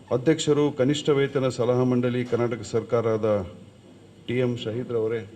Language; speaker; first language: Kannada; non-native, local second language; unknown